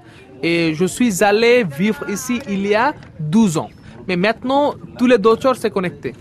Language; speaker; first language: French; non-native, fluent; Bangla